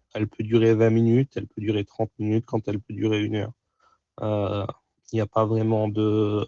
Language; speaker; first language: French; native; French